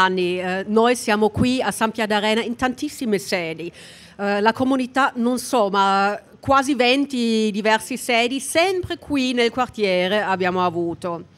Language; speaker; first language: Italian; non-native, fluent; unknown